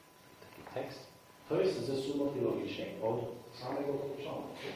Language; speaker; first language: Polish; non-native, fluent; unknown